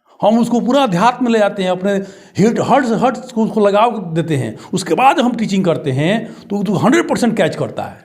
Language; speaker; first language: Hindi; native; Hindi